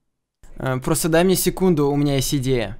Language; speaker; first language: Russian; native; Russian